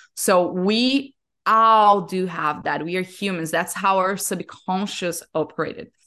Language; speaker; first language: English; non-native, fluent; Portuguese